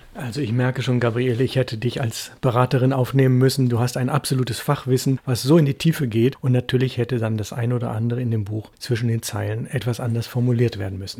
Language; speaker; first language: German; native; German